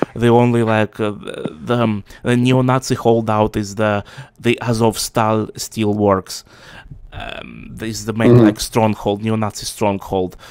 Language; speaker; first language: English; non-native, fluent; Russian